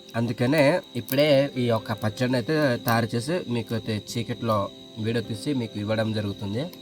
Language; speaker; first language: Telugu; non-native, local second language; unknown